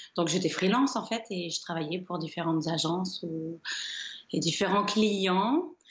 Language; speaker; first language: French; native; French